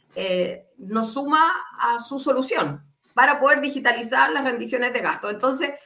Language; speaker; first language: Spanish; native; Spanish